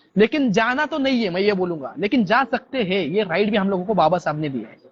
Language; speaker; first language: Hindi; non-native, local second language; Marathi